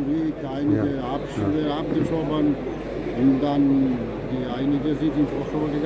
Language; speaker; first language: German; non-native, learner; Albanian